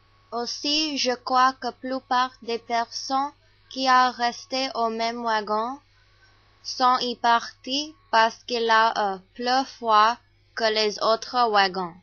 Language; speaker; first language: French; non-native, learner; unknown